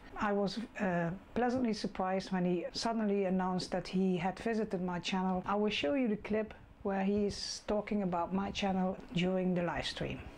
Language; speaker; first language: English; non-native, fluent; Dutch